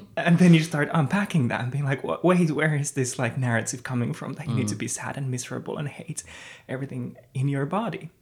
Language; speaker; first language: English; non-native, fluent; Finnish